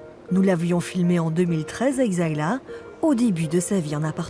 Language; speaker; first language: French; native; French